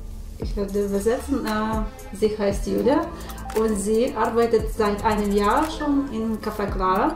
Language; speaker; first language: German; non-native, fluent; Ukrainian